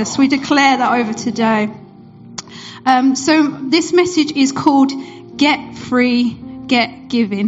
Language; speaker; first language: English; native; English